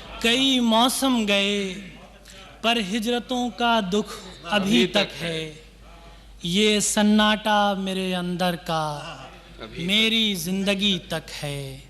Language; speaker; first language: Urdu; native; Urdu